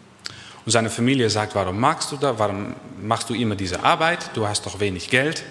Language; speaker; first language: German; non-native, learner; Dutch